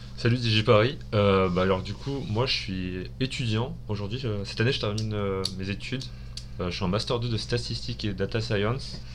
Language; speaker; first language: French; early bilingual, other home language; Spanish